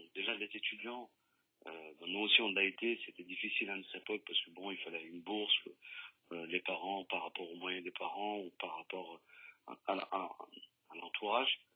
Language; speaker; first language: French; native; French